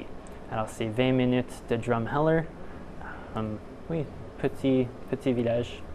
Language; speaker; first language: French; non-native, local second language; English